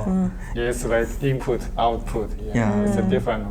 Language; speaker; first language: English; non-native, learner; Chinese